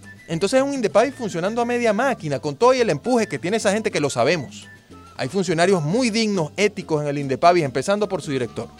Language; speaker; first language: Spanish; native; Spanish